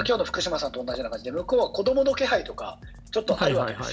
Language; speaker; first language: Japanese; native; Japanese